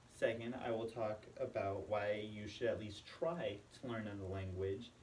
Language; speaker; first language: English; native; English